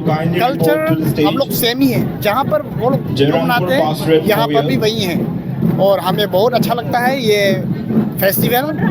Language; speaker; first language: Hindi; non-native, local second language; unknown